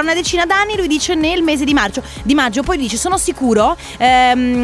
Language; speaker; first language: Italian; native; Italian